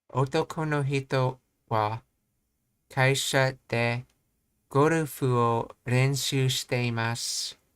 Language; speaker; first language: Japanese; non-native, learner; English